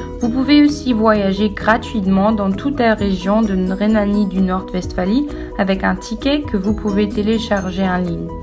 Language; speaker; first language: French; native; French